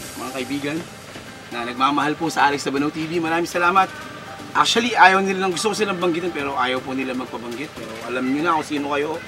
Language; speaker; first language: Filipino; non-native, local second language; Pampanga